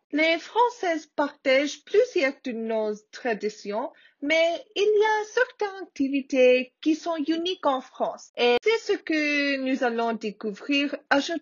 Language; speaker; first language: French; non-native, learner; English